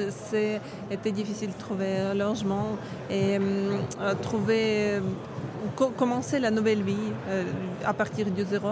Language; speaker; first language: French; non-native, learner; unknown